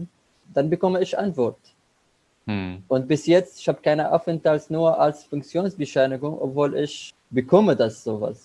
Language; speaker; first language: German; non-native, learner; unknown